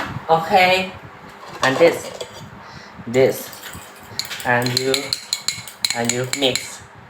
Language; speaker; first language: English; non-native, learner; Thai